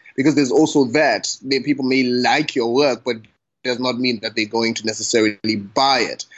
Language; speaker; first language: English; non-native, local second language; Xhosa